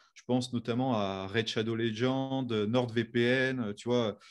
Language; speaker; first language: French; native; French